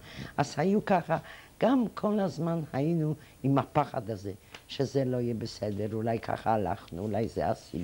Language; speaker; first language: Hebrew; non-native, fluent; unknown